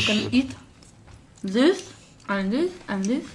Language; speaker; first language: English; non-native, learner; Russian